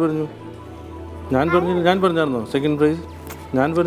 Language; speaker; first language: Malayalam; non-native, fluent; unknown